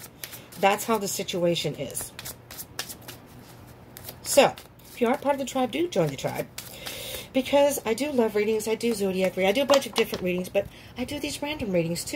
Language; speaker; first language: English; native; English